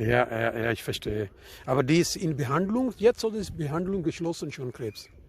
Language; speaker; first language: German; non-native, learner; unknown